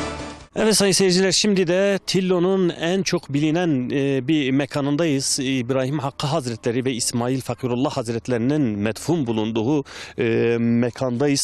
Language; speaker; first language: Turkish; native; Turkish